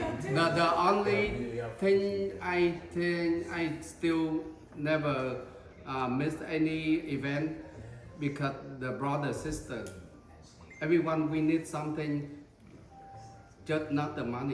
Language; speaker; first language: English; non-native, fluent; Vietnamese